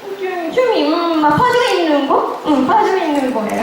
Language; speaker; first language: Korean; non-native, learner; Japanese